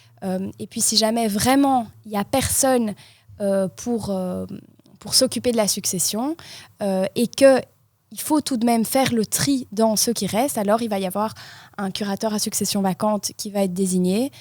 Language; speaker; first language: French; native; French